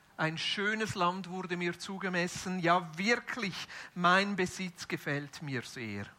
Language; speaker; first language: German; native; German